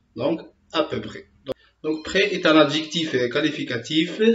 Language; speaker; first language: French; non-native, local second language; Arabic